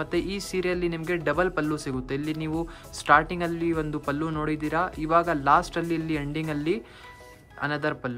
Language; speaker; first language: Kannada; native; Kannada